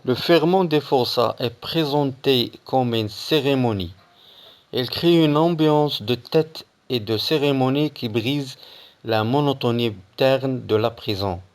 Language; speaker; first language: French; non-native, local second language; Arabic